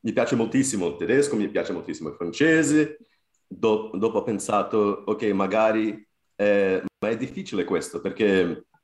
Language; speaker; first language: Italian; non-native, fluent; Portuguese